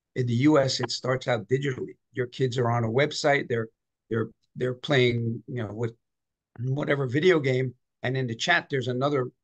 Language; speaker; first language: English; native; English